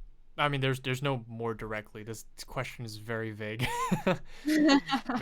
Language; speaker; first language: English; non-native, fluent; French